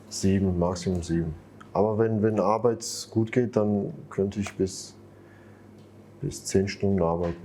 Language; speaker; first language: German; non-native, fluent; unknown